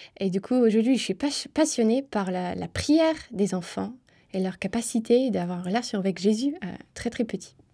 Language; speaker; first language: French; non-native, fluent; English